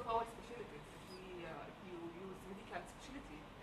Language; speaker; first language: English; non-native, learner; Arabic